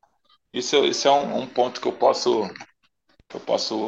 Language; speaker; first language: Portuguese; native; Portuguese